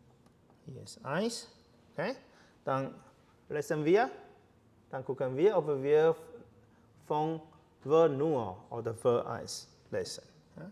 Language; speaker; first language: German; non-native, learner; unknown